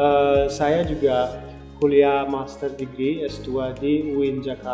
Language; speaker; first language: Indonesian; non-native, fluent; Turkmen